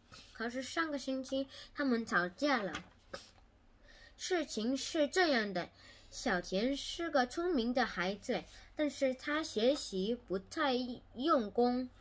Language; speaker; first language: Chinese; non-native, learner; Korean